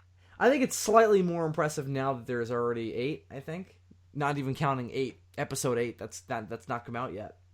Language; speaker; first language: English; native; English